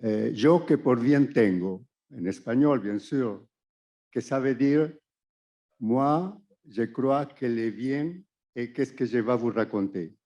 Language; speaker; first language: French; non-native, fluent; Spanish